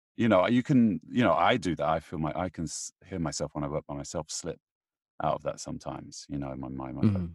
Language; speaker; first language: English; native; English